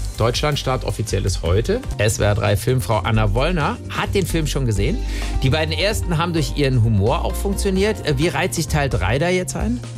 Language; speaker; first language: German; native; German